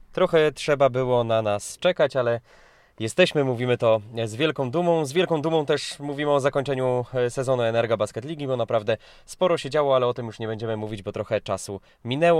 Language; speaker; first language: Polish; native; Polish